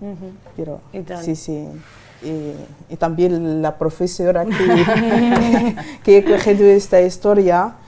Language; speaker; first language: Spanish; non-native, learner; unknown